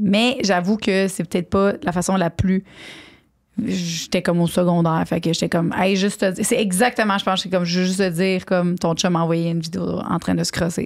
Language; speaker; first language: French; native; French